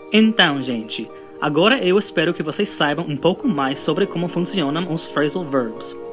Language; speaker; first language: Portuguese; non-native, fluent; English